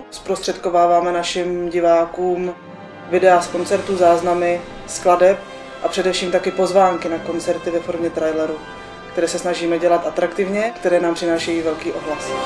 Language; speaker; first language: Czech; native; Czech